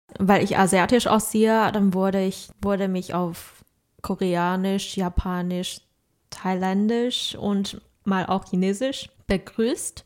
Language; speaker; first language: German; non-native, fluent; Chinese